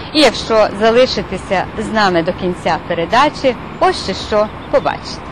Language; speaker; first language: Ukrainian; early bilingual, heritage; Ukrainian